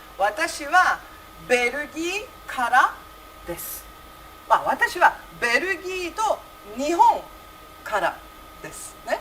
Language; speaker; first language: Japanese; early bilingual, heritage; Japanese